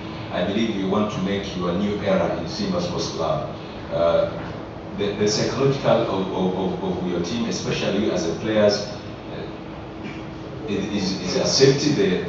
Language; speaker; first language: English; non-native, local second language; Swahili